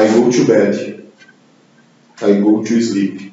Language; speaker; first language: English; non-native, learner; Portuguese